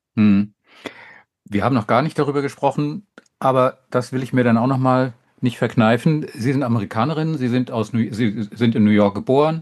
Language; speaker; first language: German; native; German